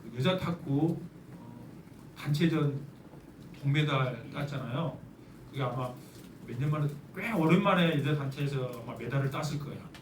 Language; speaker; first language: Korean; native; Korean